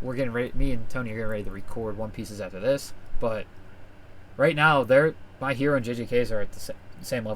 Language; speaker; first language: English; native; English